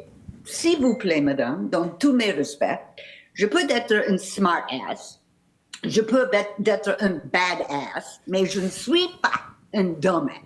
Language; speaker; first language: French; non-native, learner; English